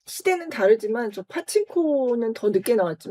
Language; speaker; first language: Korean; native; Korean